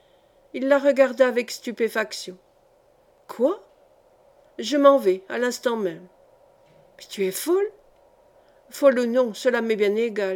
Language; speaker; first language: French; native; French